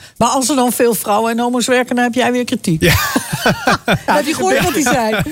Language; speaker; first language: Dutch; native; Dutch